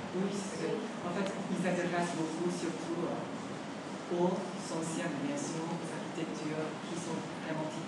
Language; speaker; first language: French; non-native, learner; Vietnamese